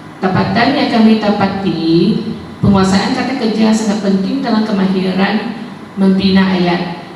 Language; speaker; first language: Malay; non-native, local second language; Chinese